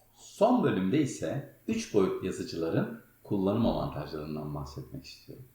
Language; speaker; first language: Turkish; native; Turkish